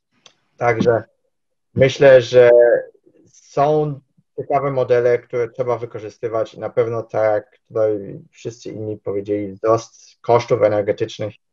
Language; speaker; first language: Polish; early bilingual, heritage; Polish